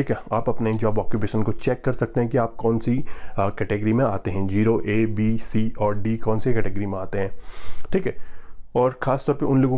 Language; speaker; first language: Hindi; native; Hindi